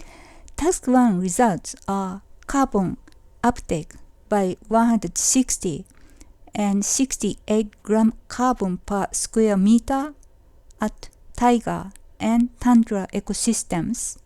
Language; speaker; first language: English; non-native, fluent; Japanese